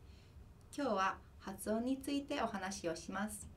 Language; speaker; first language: Japanese; non-native, fluent; English